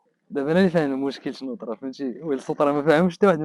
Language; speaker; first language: Arabic; native; Arabic